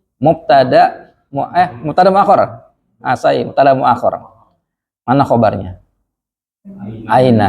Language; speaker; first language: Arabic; non-native, fluent; Indonesian